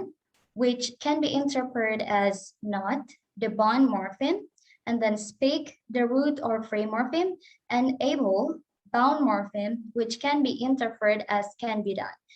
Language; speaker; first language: English; non-native, learner; Indonesian